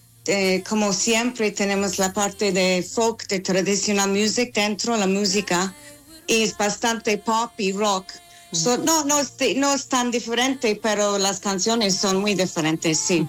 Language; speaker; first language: Spanish; non-native, learner; English